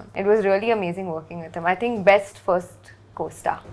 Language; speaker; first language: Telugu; non-native, learner; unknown